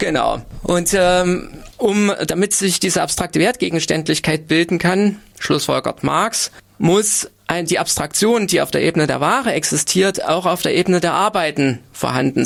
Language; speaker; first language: German; native; German